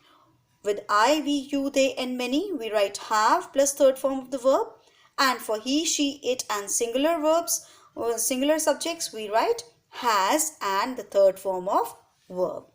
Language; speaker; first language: English; non-native, local second language; Hindi